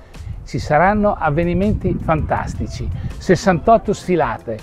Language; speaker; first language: Italian; native; Italian